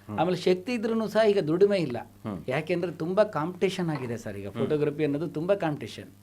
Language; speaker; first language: Kannada; non-native, local second language; Telugu